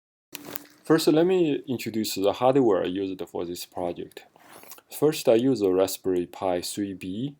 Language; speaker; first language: English; non-native, fluent; Chinese